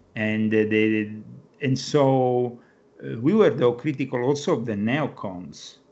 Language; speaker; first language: English; non-native, fluent; Italian